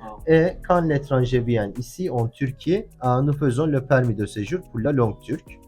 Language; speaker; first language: French; non-native, learner; Turkish